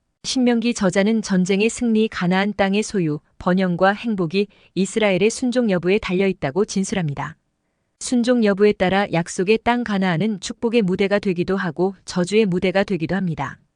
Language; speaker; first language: Korean; native; Korean